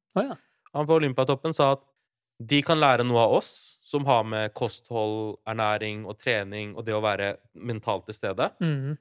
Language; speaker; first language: Norwegian; early bilingual, other home language; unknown